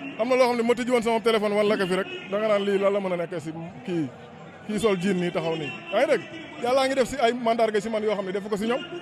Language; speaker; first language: Wolof; native; Wolof